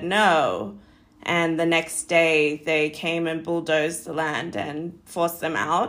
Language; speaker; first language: English; native; English